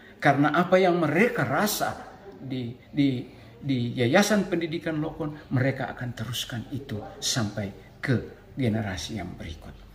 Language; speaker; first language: Indonesian; native; Indonesian